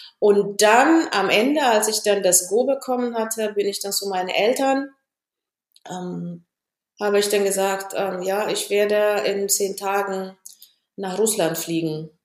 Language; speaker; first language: German; non-native, fluent; Amharic